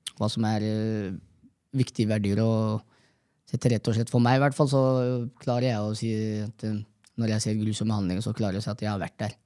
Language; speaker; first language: Norwegian; early bilingual, other home language; Somali